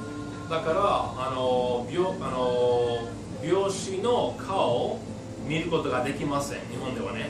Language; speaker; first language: Japanese; non-native, fluent; English